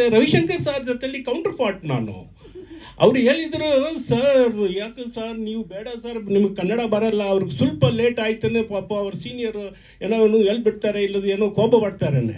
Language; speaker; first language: Kannada; non-native, learner; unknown